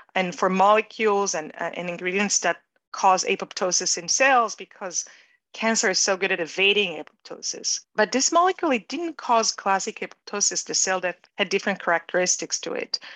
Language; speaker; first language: English; non-native, fluent; Hebrew